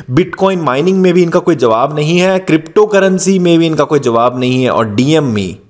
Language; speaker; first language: Hindi; native; Hindi